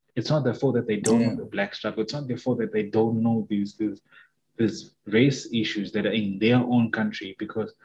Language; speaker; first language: English; non-native, local second language; Shona